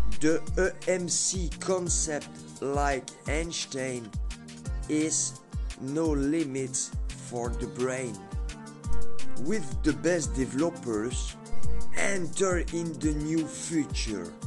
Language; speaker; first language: English; non-native, learner; French